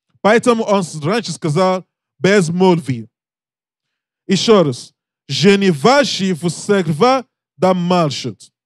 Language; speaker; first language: Russian; non-native, learner; English